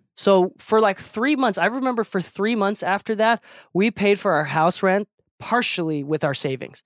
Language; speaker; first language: English; native; English